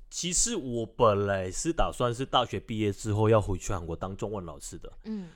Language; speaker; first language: Chinese; non-native, fluent; Korean